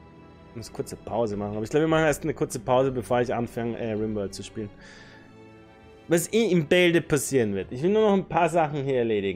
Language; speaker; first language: German; native; German